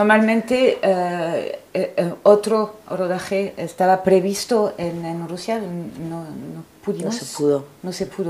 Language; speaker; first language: Spanish; non-native, fluent; French